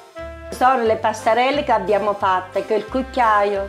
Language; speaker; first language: Italian; native; Italian